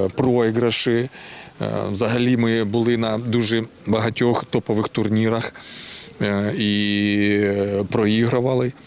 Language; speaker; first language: Ukrainian; non-native, local second language; Russian